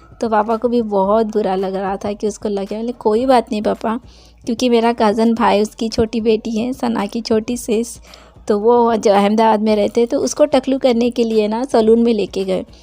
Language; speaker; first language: Hindi; non-native, local second language; Bangla